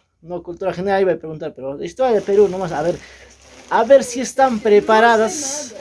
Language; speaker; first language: Spanish; native; Spanish